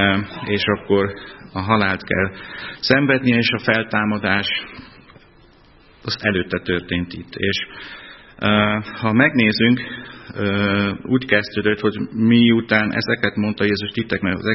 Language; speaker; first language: Hungarian; non-native, fluent; German